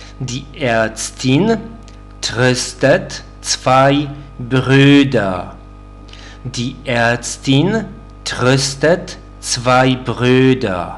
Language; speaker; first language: German; non-native, fluent; Polish